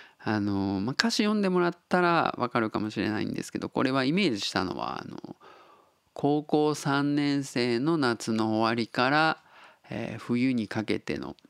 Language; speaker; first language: Japanese; native; Japanese